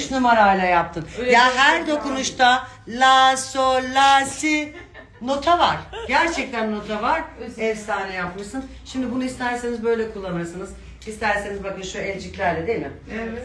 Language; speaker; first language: Turkish; native; Turkish